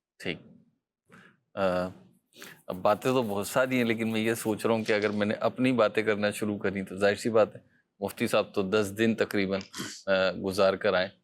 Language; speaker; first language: Urdu; native; Urdu